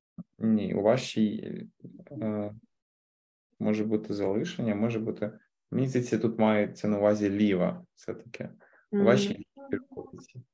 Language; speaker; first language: Ukrainian; native; Ukrainian